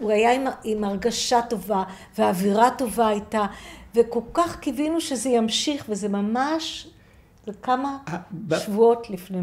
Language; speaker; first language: Hebrew; non-native, fluent; English